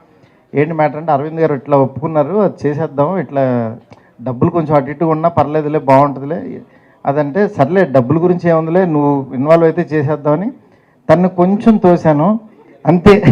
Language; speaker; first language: Telugu; native; Telugu